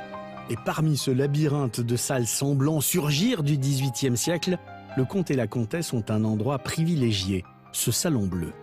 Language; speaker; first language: French; native; French